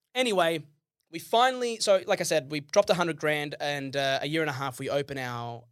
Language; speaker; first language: English; early bilingual, other home language; Arabic